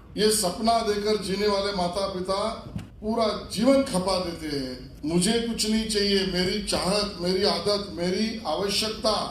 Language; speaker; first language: Hindi; non-native, local second language; Marathi